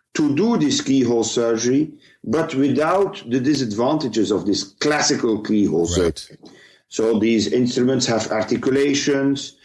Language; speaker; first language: English; non-native, fluent; Dutch